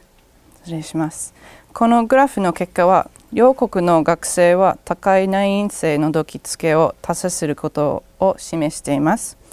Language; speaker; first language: Japanese; non-native, learner; English